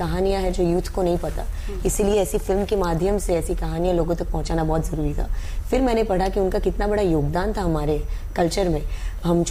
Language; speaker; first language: Hindi; non-native, local second language; Gujarati